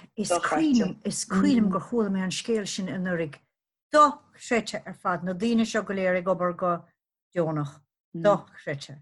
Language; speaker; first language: Irish; native; Irish